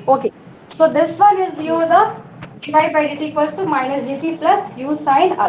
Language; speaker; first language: English; non-native, local second language; Hindi